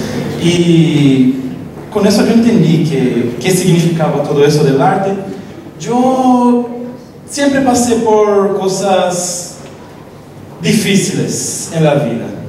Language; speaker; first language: Spanish; non-native, local second language; Portuguese